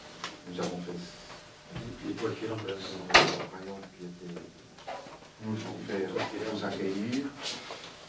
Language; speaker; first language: French; non-native, fluent; Portuguese